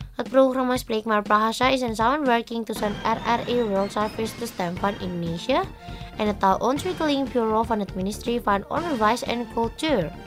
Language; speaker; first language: Dutch; non-native, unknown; Indonesian